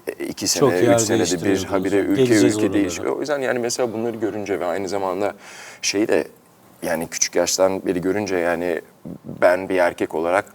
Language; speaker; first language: Turkish; early bilingual, heritage; Turkish